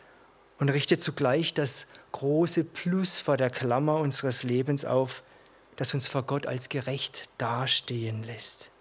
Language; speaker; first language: German; native; German